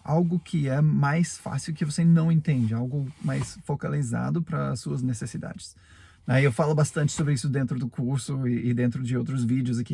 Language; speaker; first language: Portuguese; non-native, fluent; English